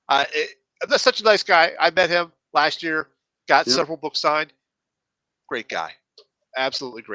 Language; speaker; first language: English; native; English